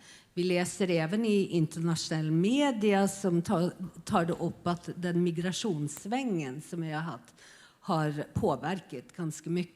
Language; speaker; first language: Swedish; non-native, fluent; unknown